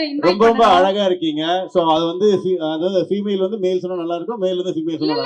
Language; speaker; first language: Tamil; native; Tamil